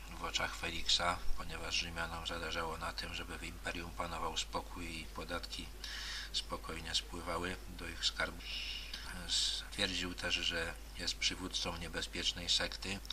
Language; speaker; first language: Polish; native; Polish